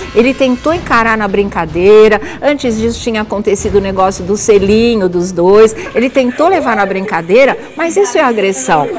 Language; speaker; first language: Portuguese; native; Portuguese